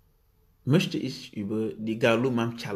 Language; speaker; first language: German; non-native, learner; Wolof